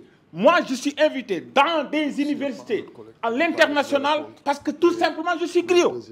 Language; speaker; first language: French; non-native, local second language; Wolof